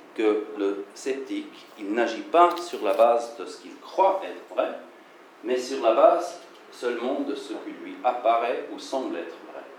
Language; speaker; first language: French; non-native, fluent; German